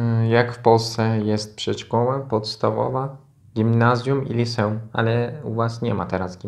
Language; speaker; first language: Polish; non-native, learner; Turkish